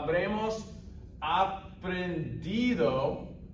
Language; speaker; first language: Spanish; non-native, fluent; English